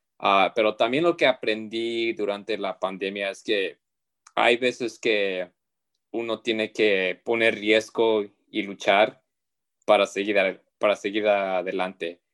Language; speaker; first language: Spanish; early bilingual, heritage; Spanish